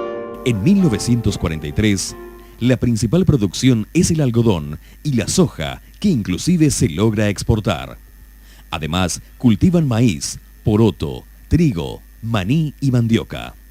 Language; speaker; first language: Spanish; native; Spanish